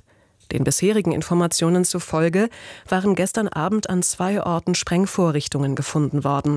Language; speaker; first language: German; native; German